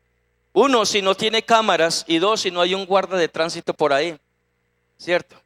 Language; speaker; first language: Spanish; native; Spanish